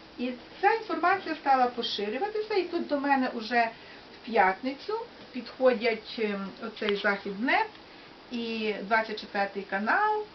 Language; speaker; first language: Ukrainian; native; Ukrainian